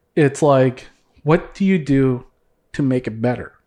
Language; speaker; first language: English; early bilingual, other home language; Cebuano